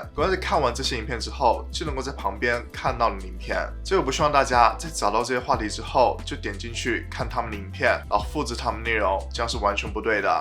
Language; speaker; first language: Chinese; native; Chinese